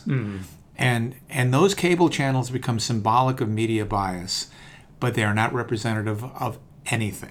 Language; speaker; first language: English; native; English